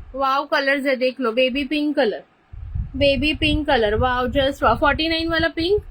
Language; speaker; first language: Hindi; non-native, local second language; Marathi